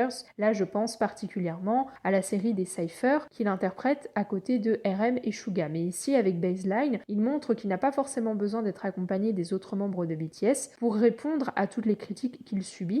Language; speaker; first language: French; native; French